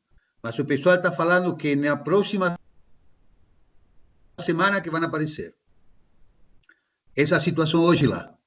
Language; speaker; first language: Portuguese; non-native, fluent; Spanish